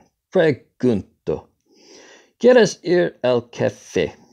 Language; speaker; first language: Spanish; non-native, learner; English